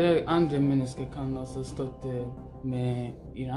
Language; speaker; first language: Norwegian; non-native, learner; Persian